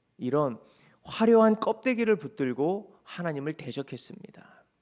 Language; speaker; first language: Korean; native; Korean